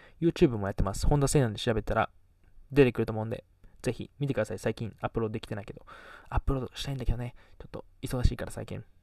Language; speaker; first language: Japanese; native; Japanese